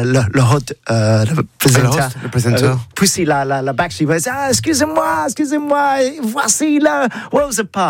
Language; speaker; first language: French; non-native, learner; English